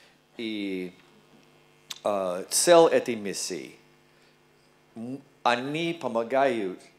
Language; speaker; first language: Russian; non-native, learner; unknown